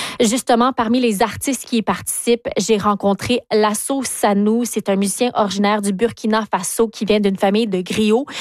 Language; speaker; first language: French; native; French